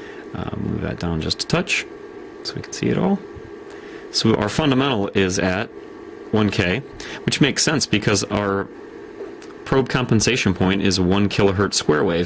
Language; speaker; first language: English; native; English